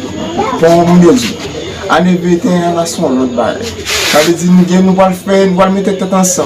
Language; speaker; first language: French; non-native, learner; Haitian Creole